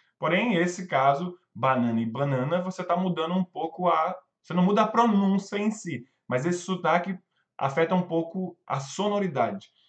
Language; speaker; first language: Portuguese; native; Portuguese